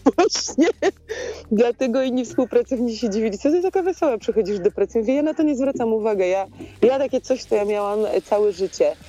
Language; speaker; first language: Polish; native; Polish